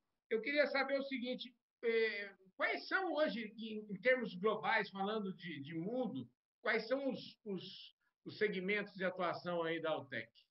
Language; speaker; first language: Portuguese; native; Portuguese